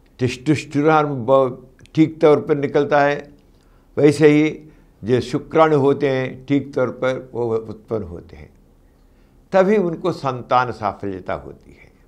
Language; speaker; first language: Hindi; non-native, local second language; Telugu